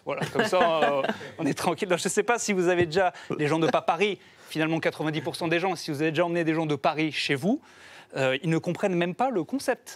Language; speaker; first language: French; native; French